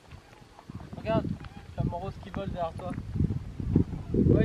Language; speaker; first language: French; native; French